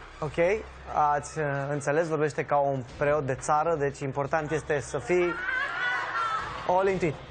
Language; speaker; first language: Romanian; native; Romanian